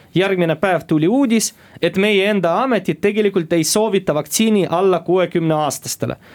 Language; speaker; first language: Estonian; non-native, local second language; Russian